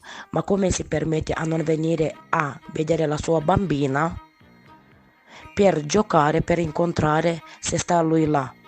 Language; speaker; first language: Italian; non-native, learner; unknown